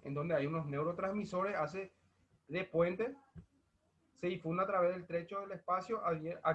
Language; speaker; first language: Spanish; native; Spanish